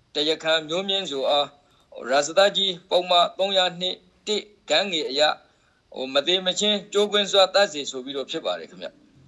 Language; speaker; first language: Burmese; native; Burmese